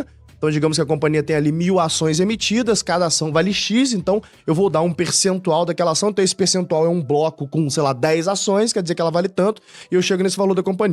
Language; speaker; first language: Portuguese; native; Portuguese